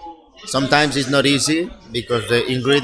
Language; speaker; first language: English; non-native, fluent; Spanish